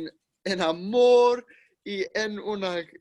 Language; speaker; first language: Spanish; non-native, learner; English